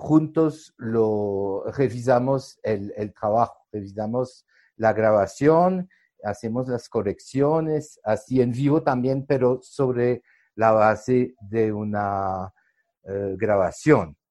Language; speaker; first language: Spanish; non-native, fluent; French